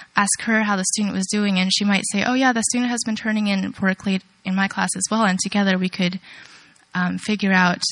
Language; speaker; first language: English; early bilingual, other home language; Chinese